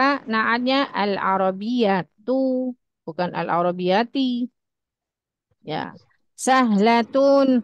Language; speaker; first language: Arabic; non-native, fluent; Indonesian